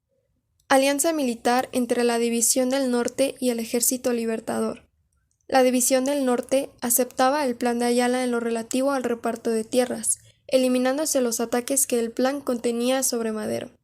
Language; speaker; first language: Spanish; native; Spanish